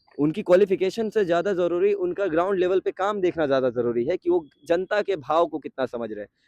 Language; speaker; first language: Hindi; native; Hindi